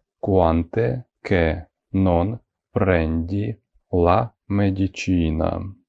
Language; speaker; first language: Italian; non-native, fluent; Ukrainian